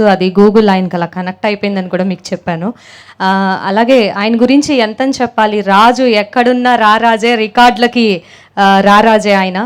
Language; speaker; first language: Telugu; native; Telugu